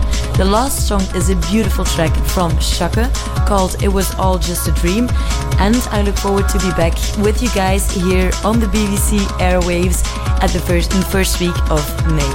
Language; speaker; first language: English; non-native, fluent; Dutch